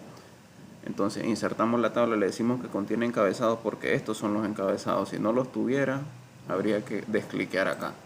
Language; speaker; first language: Spanish; native; Spanish